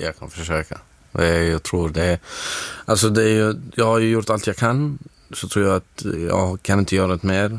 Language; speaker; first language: Swedish; non-native, fluent; Arabic